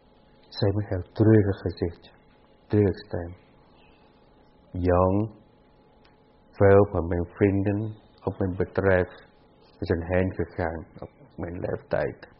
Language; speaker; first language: Dutch; non-native, fluent; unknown